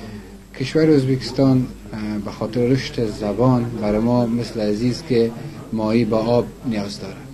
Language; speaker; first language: Persian; non-native, local second language; Uzbek